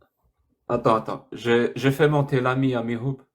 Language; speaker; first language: French; native; French